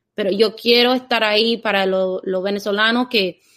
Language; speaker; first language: Spanish; non-native, fluent; English